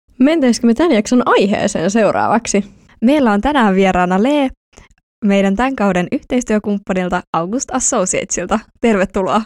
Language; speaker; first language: Finnish; native; Finnish